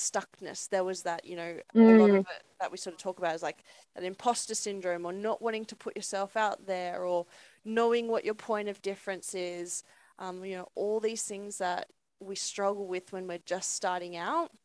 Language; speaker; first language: English; native; English